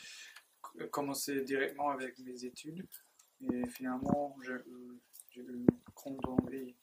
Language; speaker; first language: French; non-native, learner; German